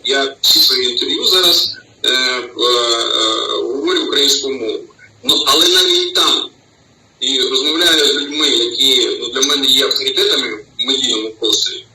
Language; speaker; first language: Ukrainian; non-native, local second language; Russian